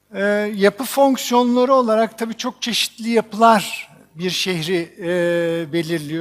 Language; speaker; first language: Turkish; native; Turkish